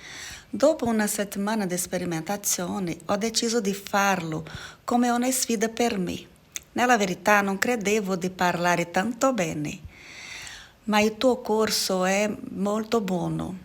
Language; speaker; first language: Italian; non-native, learner; Portuguese